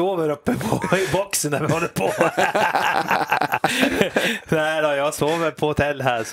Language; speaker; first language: Swedish; native; Swedish